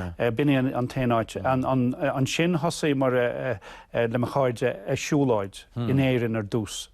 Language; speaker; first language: Irish; non-native, local second language; English